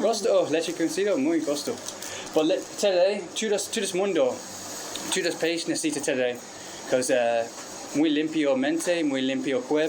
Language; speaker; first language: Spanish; non-native, learner; English